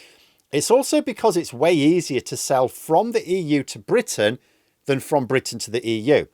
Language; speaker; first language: English; native; English